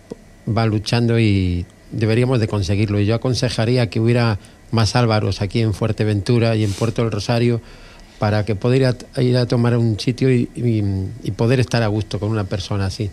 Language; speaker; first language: Spanish; native; Spanish